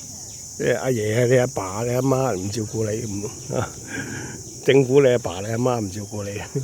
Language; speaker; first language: Chinese; native; Chinese